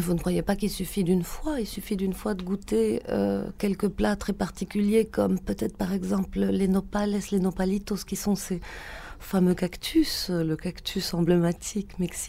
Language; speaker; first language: French; native; French